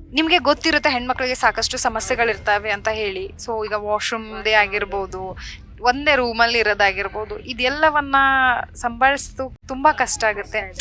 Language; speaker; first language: Kannada; native; Kannada